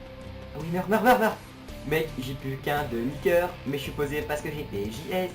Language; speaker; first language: French; native; French